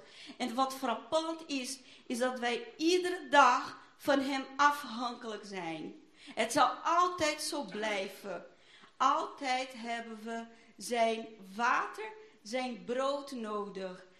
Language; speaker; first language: Dutch; non-native, fluent; Portuguese